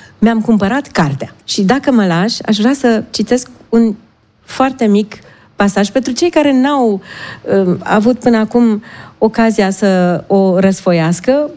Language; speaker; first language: Romanian; native; Romanian